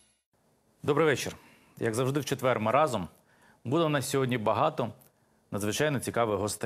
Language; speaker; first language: Ukrainian; native; Ukrainian